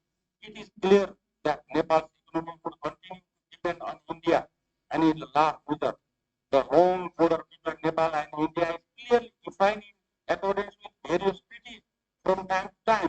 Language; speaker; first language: English; non-native, fluent; Nepali